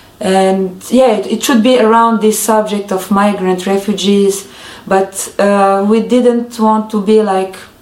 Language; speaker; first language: English; non-native, fluent; Arabic